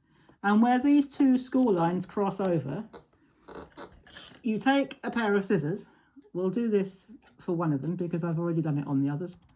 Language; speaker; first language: English; native; English